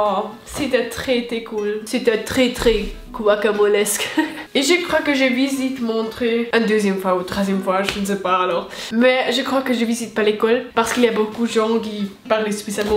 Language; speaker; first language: French; non-native, local second language; German